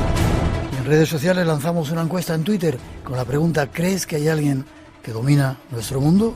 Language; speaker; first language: Spanish; native; Spanish